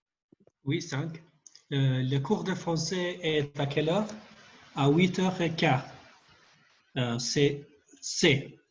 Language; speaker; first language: French; non-native, learner; Albanian